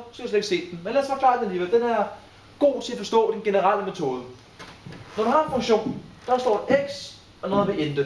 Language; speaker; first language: Danish; native; Danish